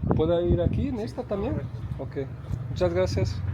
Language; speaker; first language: Spanish; non-native, learner; Portuguese